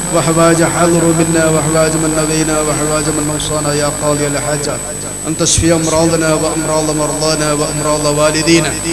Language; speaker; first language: Arabic; non-native, fluent; Malayalam